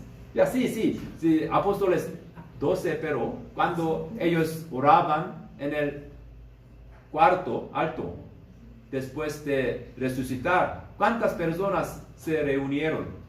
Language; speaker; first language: Spanish; non-native, learner; Korean